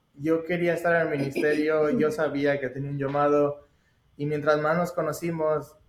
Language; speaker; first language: Spanish; native; Spanish